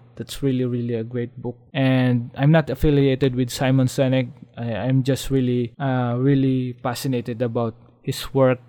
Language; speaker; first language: English; non-native, local second language; Filipino